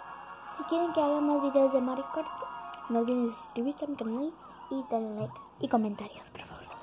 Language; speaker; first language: Spanish; early bilingual, heritage; Spanish